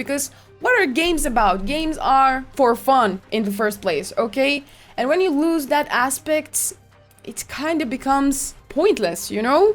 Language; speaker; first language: English; non-native, fluent; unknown